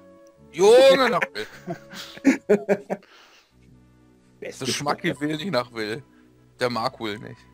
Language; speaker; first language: German; native; German